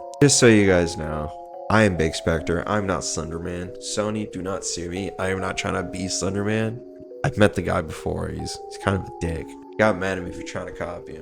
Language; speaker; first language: English; native; English